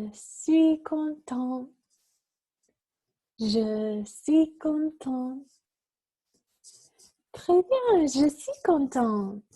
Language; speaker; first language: French; non-native, fluent; English